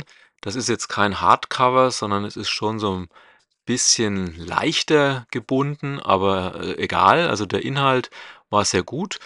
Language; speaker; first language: German; native; German